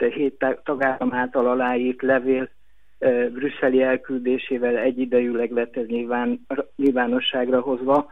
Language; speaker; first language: Hungarian; native; Hungarian